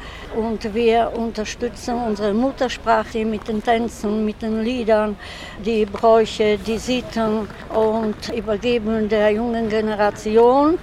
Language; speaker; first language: German; non-native, local second language; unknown